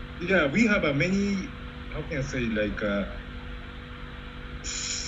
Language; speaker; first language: English; non-native, learner; Japanese